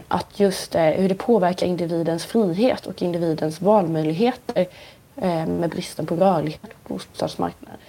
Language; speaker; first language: Swedish; native; Swedish